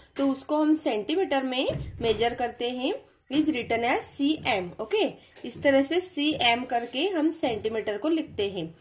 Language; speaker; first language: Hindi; non-native, local second language; Marathi